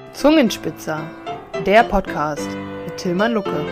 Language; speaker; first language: German; native; German